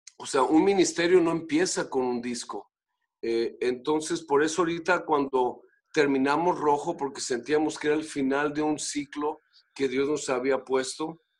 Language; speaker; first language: Spanish; native; Spanish